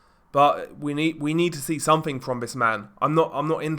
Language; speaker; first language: English; native; English